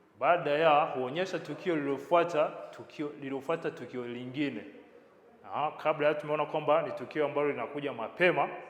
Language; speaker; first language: Swahili; non-native, local second language; Kinyarwanda